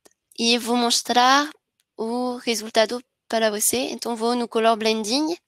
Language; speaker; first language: Spanish; non-native, learner; French